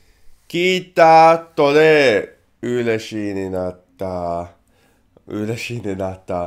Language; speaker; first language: Japanese; non-native, learner; English